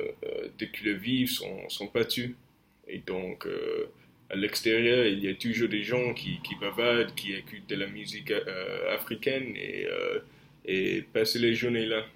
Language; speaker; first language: French; non-native, fluent; English